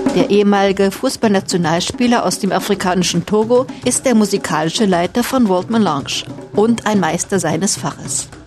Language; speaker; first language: German; native; German